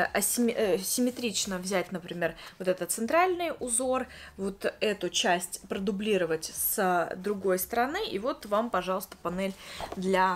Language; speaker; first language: Russian; native; Russian